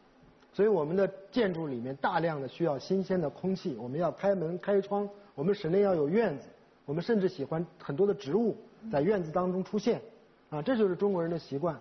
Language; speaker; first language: Chinese; native; Chinese